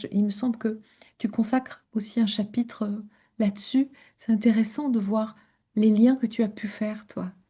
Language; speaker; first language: French; native; French